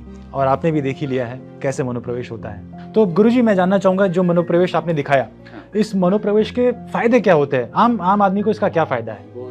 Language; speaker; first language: Hindi; native; Hindi